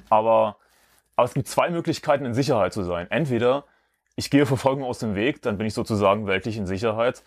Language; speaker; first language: German; native; German